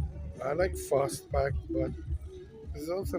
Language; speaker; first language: English; non-native, local second language; Urdu